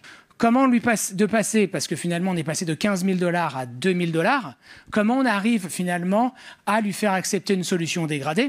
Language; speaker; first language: French; native; French